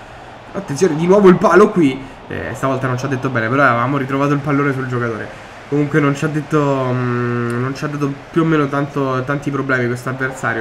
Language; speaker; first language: Italian; native; Italian